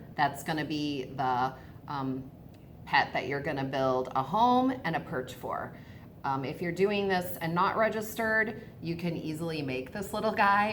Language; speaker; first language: English; native; English